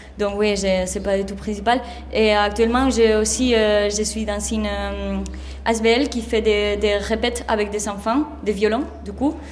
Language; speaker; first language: French; non-native, fluent; Spanish